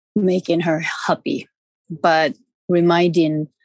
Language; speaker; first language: English; non-native, fluent; Japanese